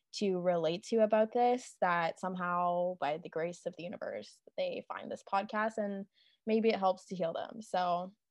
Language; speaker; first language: English; native; English